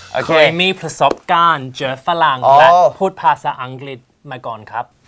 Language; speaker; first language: Thai; non-native, fluent; English